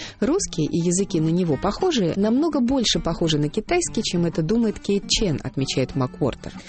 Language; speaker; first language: Russian; native; Russian